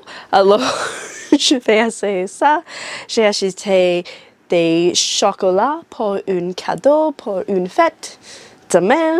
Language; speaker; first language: French; non-native, learner; English